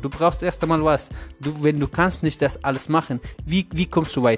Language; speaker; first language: German; non-native, learner; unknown